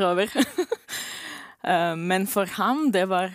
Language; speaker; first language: Norwegian; non-native, learner; Romanian